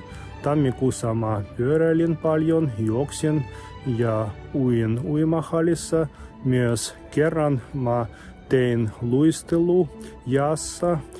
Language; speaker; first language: Finnish; non-native, fluent; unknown